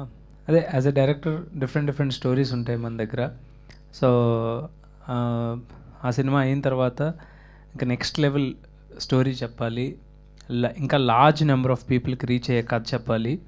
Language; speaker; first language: Telugu; native; Telugu